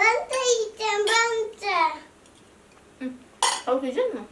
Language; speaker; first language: Turkish; non-native, learner; Indonesian